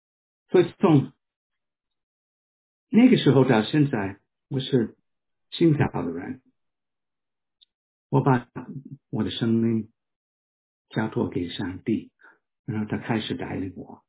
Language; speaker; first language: Chinese; non-native, fluent; English